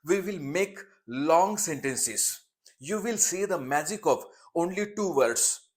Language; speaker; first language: English; non-native, local second language; Marathi